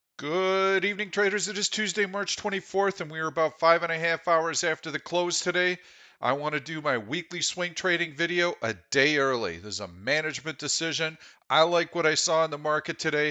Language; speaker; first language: English; native; English